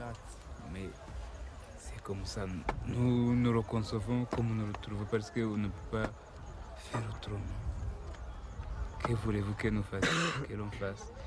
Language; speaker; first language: French; non-native, local second language; Kinyarwanda